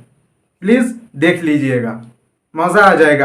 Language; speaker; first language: Hindi; non-native, fluent; Bangla